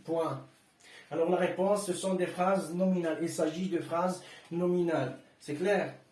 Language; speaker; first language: French; non-native, local second language; Arabic